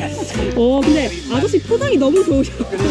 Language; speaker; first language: Korean; native; Korean